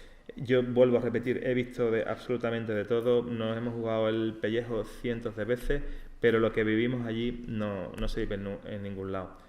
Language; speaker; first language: Spanish; native; Spanish